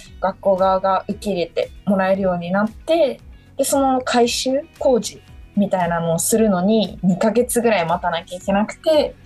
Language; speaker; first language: Japanese; native; Japanese